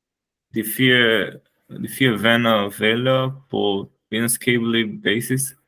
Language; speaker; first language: Danish; non-native, learner; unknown